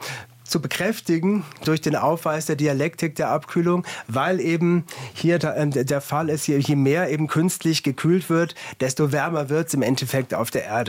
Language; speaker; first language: German; native; German